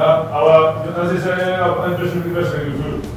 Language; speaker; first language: German; non-native, fluent; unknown